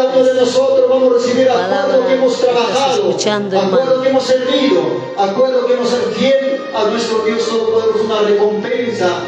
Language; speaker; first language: Spanish; non-native, local second language; Quechua